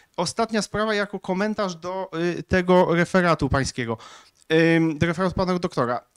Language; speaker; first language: Polish; native; Polish